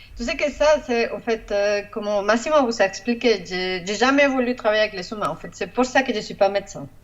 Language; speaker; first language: French; non-native, fluent; Spanish